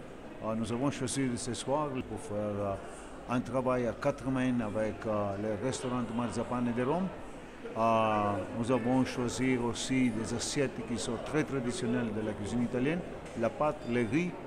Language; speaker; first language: French; non-native, fluent; Italian